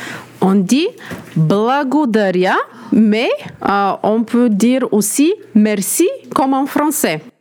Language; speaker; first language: French; non-native, learner; Bulgarian